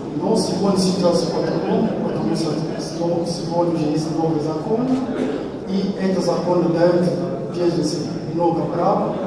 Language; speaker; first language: Russian; non-native, learner; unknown